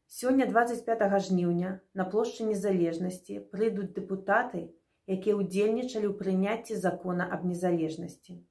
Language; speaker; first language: Belarusian; non-native, local second language; Russian